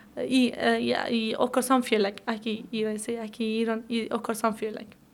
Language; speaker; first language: Icelandic; non-native, learner; Persian